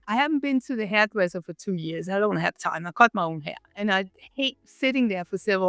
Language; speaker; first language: English; non-native, fluent; Danish